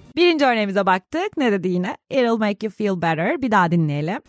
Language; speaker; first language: Turkish; native; Turkish